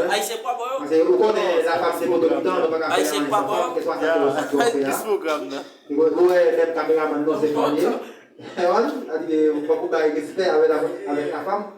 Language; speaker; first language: French; non-native, learner; Haitian Creole